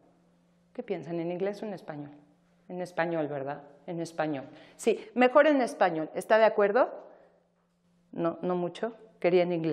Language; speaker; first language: Spanish; native; Spanish